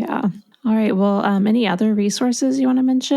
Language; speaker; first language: English; native; English